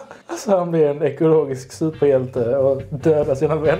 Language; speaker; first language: Swedish; native; Swedish